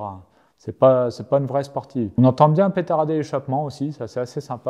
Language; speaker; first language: French; native; French